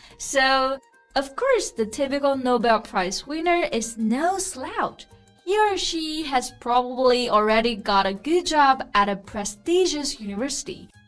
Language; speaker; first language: English; non-native, fluent; Chinese